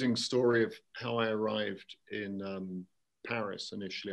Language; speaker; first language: English; native; English